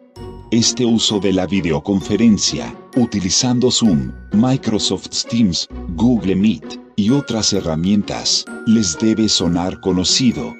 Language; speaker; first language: Spanish; native; Spanish